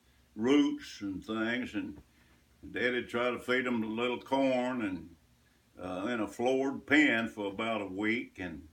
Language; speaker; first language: English; native; English